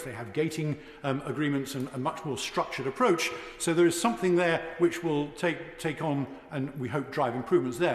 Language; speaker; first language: English; native; English